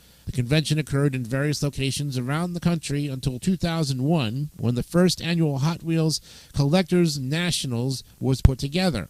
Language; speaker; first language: English; native; English